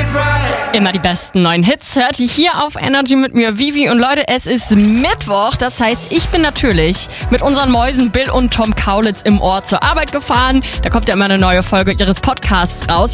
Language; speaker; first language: German; native; German